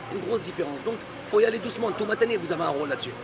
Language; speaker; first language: French; native; French